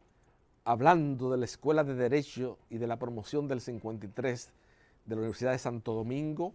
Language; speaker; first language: Spanish; native; Spanish